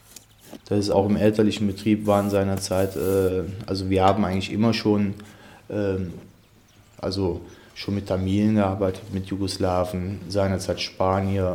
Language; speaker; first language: German; native; German